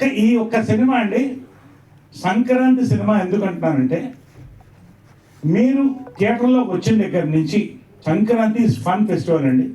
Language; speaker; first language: Telugu; native; Telugu